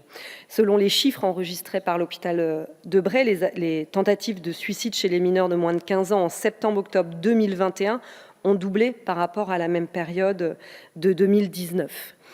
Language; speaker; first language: French; native; French